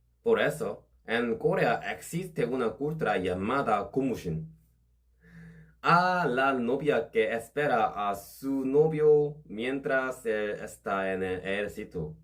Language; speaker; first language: Spanish; non-native, learner; Korean